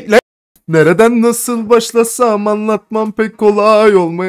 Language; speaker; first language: Turkish; native; Turkish